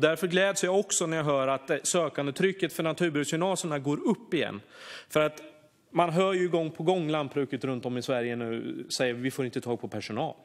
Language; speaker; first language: Swedish; native; Swedish